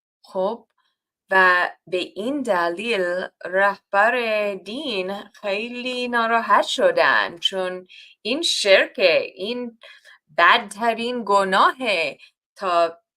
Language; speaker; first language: Persian; non-native, learner; English